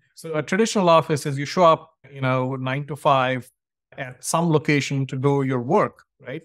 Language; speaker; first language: English; non-native, local second language; Tamil